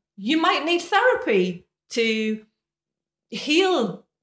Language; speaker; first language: English; native; English